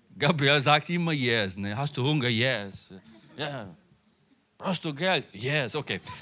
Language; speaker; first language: German; non-native, learner; Portuguese